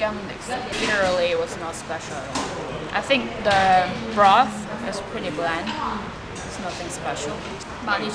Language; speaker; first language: English; non-native, fluent; Korean